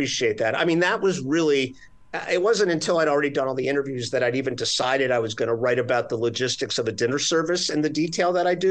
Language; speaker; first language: English; native; English